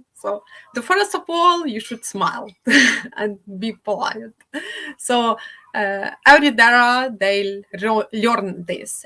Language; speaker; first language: English; non-native, fluent; Ukrainian